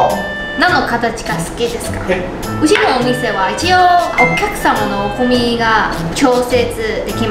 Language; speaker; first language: Japanese; non-native, learner; Chinese